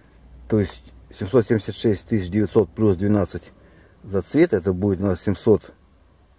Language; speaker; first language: Russian; native; Russian